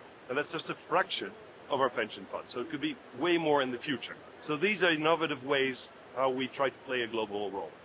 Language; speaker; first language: English; non-native, fluent; Dutch